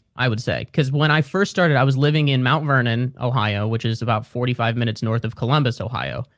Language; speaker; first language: English; native; English